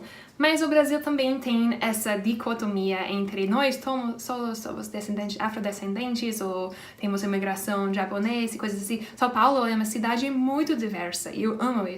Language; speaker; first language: Portuguese; non-native, fluent; English